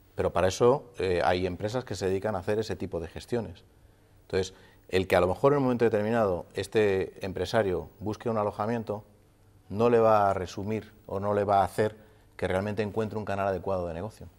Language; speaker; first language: Spanish; native; Spanish